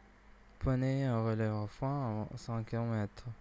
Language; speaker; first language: French; non-native, learner; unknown